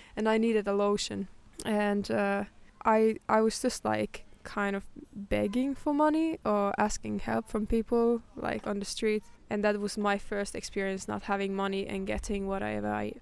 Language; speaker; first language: English; non-native, fluent; Finnish